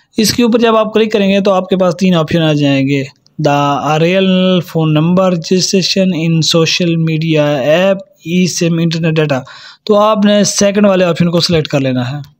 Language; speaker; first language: Urdu; non-native, local second language; Punjabi